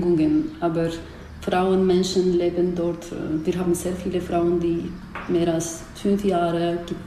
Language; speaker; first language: German; non-native, fluent; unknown